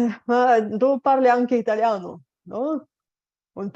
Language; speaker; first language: Italian; non-native, fluent; Bulgarian